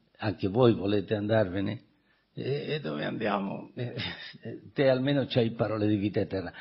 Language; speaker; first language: Italian; non-native, fluent; Spanish